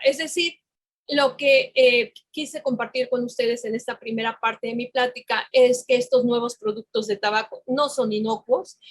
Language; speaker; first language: Spanish; native; Spanish